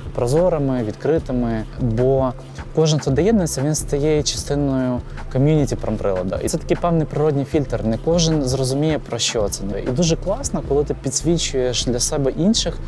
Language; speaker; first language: Ukrainian; native; Ukrainian